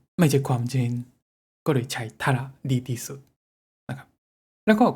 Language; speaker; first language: Thai; non-native, fluent; Japanese